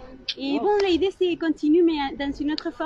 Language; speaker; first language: French; non-native, local second language; Spanish